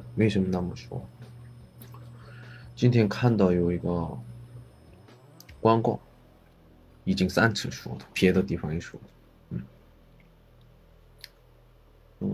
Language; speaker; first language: Chinese; non-native, learner; Korean